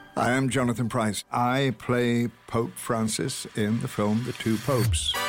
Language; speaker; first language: English; native; English